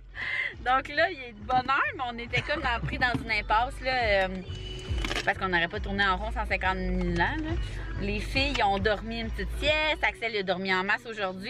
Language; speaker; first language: French; native; French